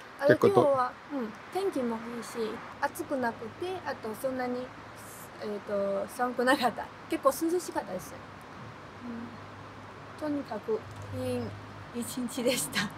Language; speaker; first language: Japanese; non-native, fluent; Chinese